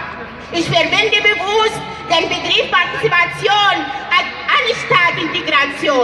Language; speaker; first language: German; non-native, fluent; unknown